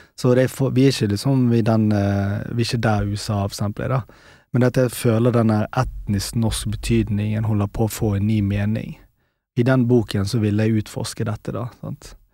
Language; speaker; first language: Norwegian; early bilingual, other home language; Urdu